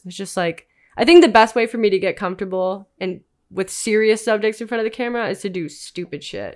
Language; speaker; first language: English; native; English